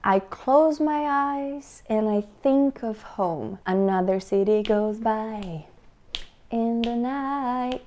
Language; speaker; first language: English; non-native, fluent; Portuguese